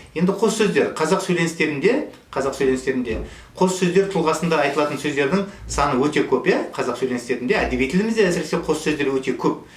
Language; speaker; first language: Kazakh; native; Kazakh